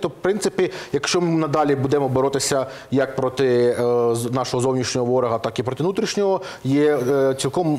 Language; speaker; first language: Ukrainian; native; Ukrainian